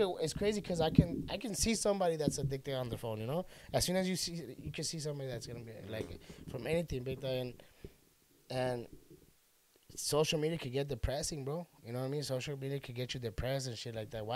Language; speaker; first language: English; early bilingual, other home language; Spanish